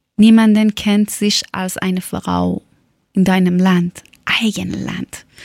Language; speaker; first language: German; non-native, learner; Persian